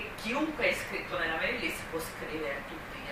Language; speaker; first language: Italian; native; Italian